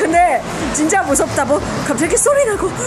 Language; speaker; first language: Korean; non-native, fluent; Chinese